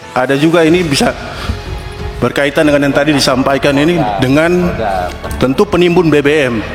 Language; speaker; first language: Indonesian; native; Indonesian